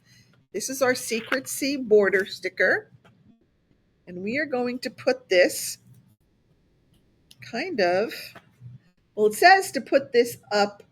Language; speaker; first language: English; native; English